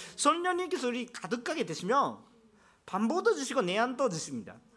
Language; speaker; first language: Korean; non-native, fluent; Japanese